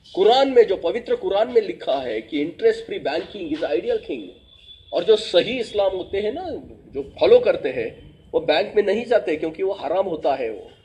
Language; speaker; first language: Hindi; native; Hindi